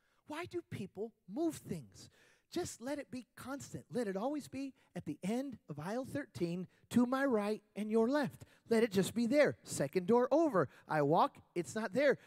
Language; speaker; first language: English; early bilingual, other home language; Spanish